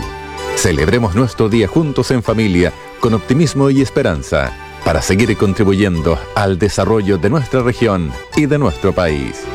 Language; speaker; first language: Spanish; native; Spanish